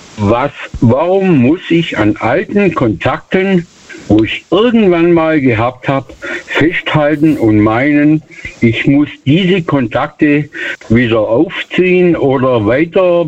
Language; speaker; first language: German; native; German